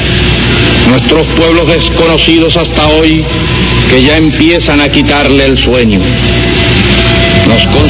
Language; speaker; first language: Spanish; native; Spanish